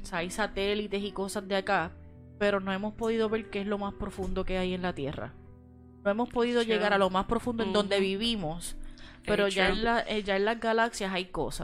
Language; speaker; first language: Spanish; native; Spanish